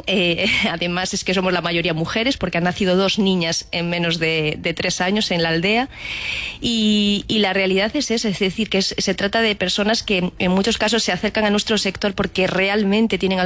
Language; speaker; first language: Spanish; native; Spanish